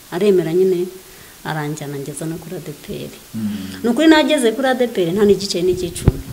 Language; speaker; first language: Kinyarwanda; native; Kinyarwanda